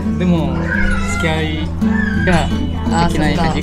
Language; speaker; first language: Japanese; non-native, fluent; Indonesian